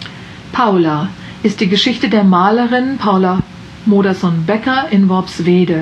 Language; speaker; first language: German; native; German